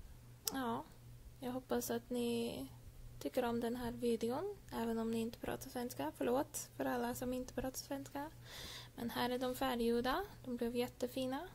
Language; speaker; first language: Swedish; early bilingual, heritage; English